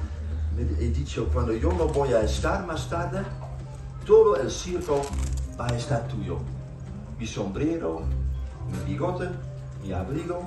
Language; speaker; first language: Spanish; non-native, fluent; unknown